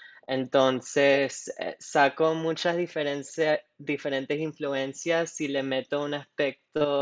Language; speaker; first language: Spanish; non-native, local second language; English